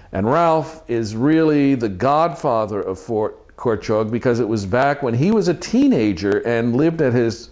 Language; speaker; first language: English; native; English